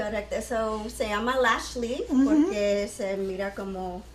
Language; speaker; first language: Spanish; early bilingual, heritage; English